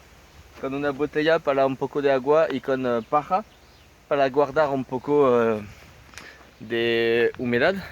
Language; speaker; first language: Spanish; non-native, fluent; French